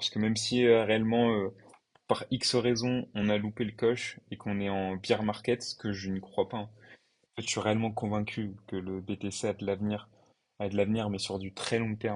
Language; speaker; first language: French; native; French